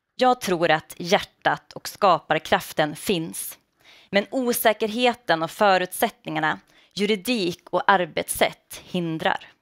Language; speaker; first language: Swedish; native; Swedish